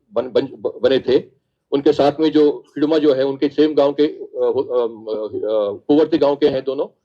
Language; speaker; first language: Hindi; non-native, local second language; Telugu